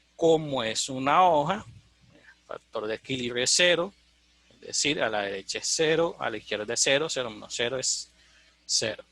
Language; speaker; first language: Spanish; native; Spanish